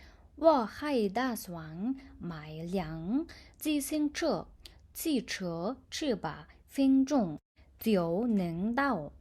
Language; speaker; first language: Chinese; non-native, fluent; Mongolian